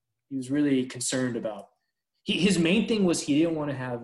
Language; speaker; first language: English; native; English